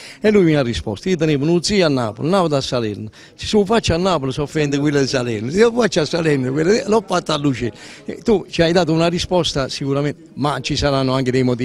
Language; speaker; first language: Italian; native; Italian